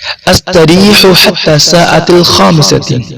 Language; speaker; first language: Arabic; non-native, fluent; Urdu